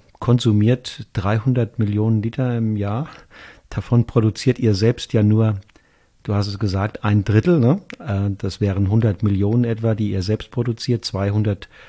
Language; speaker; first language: German; native; German